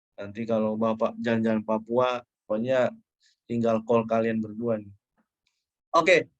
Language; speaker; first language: Indonesian; native; Indonesian